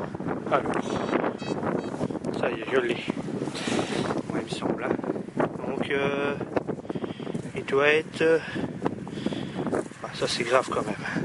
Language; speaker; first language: French; native; French